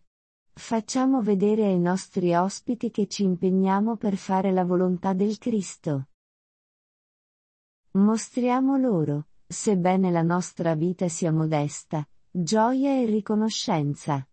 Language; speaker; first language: Italian; native; Italian